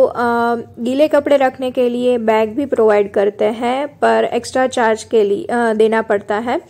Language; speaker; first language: Hindi; non-native, local second language; Gujarati